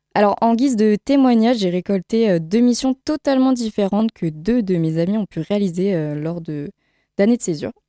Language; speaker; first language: French; native; French